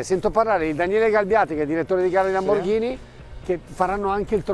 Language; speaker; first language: Italian; native; Italian